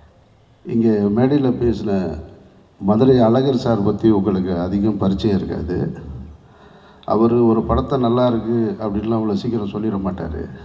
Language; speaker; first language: Tamil; native; Tamil